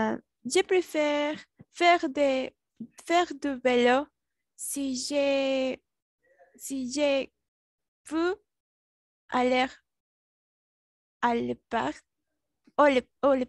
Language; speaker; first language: French; non-native, learner; Spanish